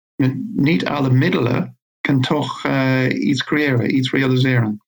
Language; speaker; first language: Dutch; non-native, fluent; English